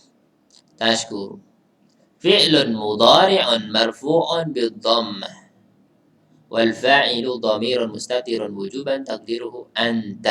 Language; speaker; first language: Arabic; non-native, fluent; Indonesian